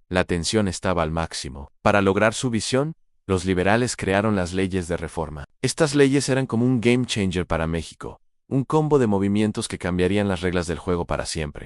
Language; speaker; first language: Spanish; native; Spanish